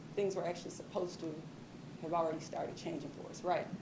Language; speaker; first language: English; native; English